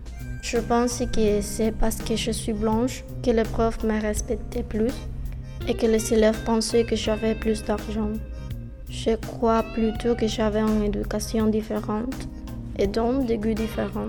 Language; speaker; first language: French; non-native, learner; Spanish